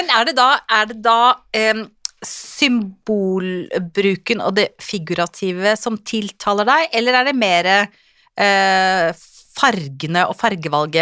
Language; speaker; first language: Norwegian; native; Norwegian